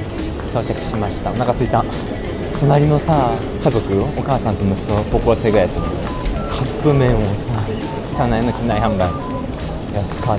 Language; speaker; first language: Japanese; native; Japanese